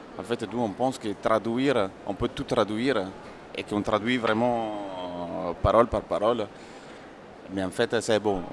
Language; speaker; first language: French; non-native, fluent; Italian